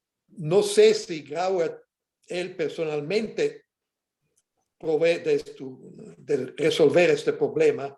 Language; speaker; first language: Spanish; non-native, fluent; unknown